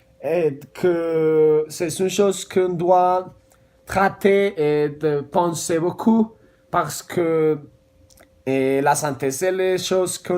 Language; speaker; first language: French; non-native, learner; Spanish